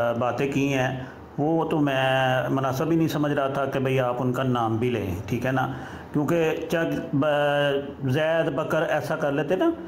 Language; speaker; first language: Urdu; non-native, local second language; Punjabi